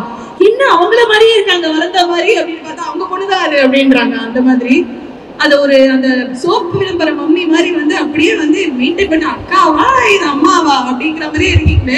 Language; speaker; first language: Tamil; native; Tamil